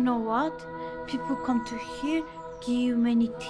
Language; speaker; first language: English; non-native, learner; Georgian